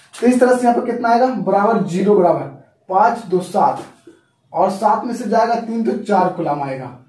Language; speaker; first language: Hindi; native; Hindi